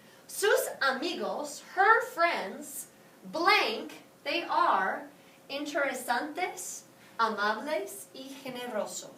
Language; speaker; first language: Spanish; non-native, fluent; English